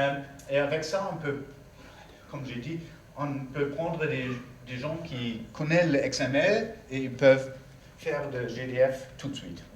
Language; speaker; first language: French; non-native, learner; German